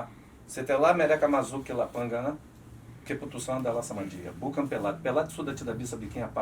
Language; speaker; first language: Indonesian; non-native, fluent; Portuguese